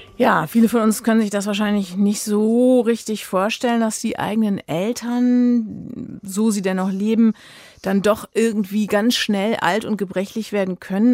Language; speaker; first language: German; native; German